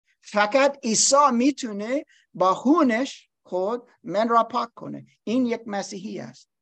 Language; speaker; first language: Persian; non-native, learner; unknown